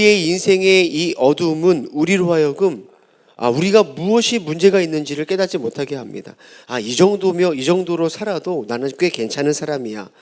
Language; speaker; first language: Korean; native; Korean